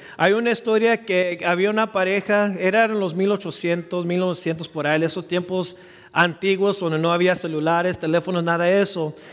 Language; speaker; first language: Spanish; early bilingual, heritage; Spanish